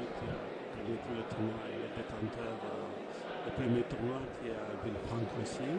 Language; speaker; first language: French; native; French